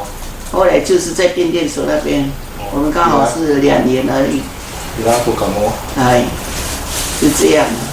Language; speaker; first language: Chinese; non-native, local second language; Amis